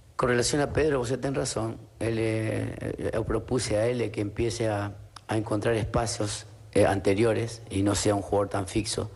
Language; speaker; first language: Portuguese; non-native, learner; Spanish